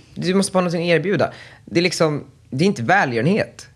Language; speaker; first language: Swedish; native; Swedish